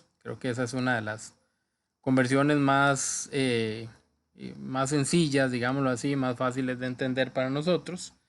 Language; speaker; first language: Spanish; native; Spanish